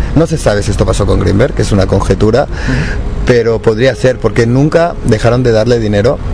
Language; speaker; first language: Spanish; native; Spanish